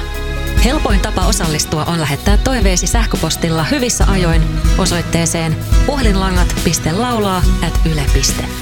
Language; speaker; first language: Finnish; native; Finnish